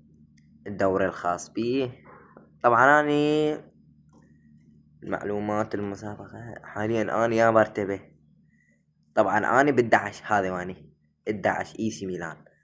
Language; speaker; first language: Arabic; native; Arabic